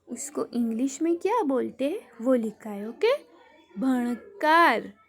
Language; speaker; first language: Hindi; non-native, local second language; Gujarati